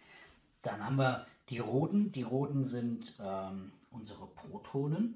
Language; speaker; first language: German; native; German